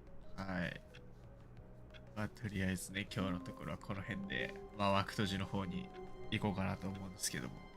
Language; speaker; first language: Japanese; native; Japanese